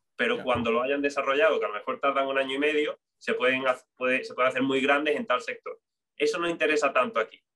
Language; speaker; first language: Spanish; native; Spanish